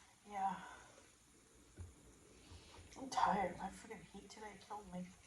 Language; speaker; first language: English; native; English